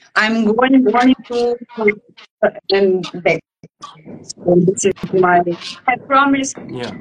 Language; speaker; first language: English; non-native, learner; Romanian